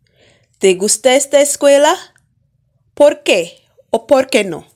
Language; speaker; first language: Spanish; non-native, fluent; English